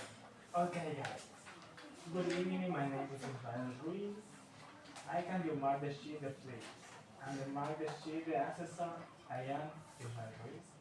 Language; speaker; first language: English; non-native, learner; Spanish